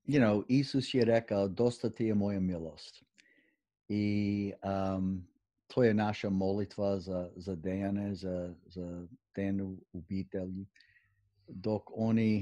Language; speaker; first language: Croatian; non-native, fluent; English